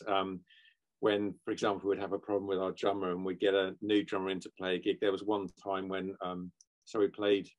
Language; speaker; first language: English; native; English